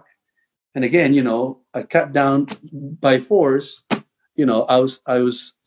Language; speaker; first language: English; non-native, local second language; Filipino